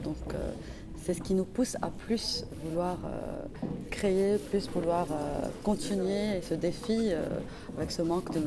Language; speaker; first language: French; non-native, fluent; Arabic